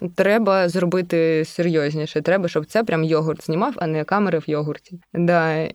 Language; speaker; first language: Ukrainian; native; Ukrainian